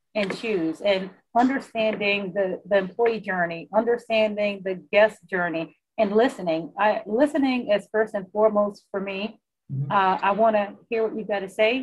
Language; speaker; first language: English; native; English